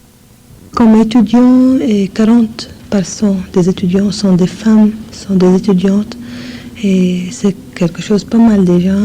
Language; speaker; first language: French; non-native, fluent; English